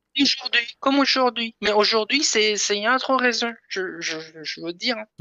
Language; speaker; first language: French; non-native, learner; Persian